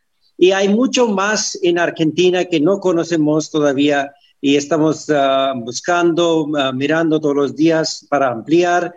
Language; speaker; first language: Spanish; non-native, fluent; Hindi